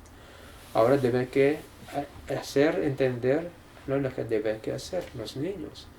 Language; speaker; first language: Spanish; non-native, learner; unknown